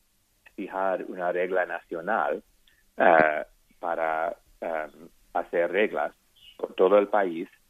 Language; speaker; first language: Spanish; non-native, learner; English